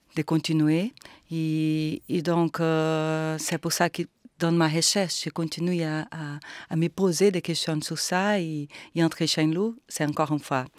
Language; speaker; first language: French; non-native, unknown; Portuguese